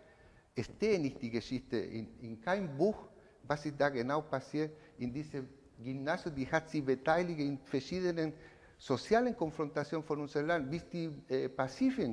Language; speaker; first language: German; non-native, learner; Spanish